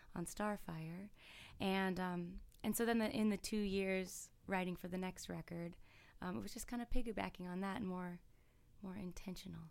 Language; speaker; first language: English; native; English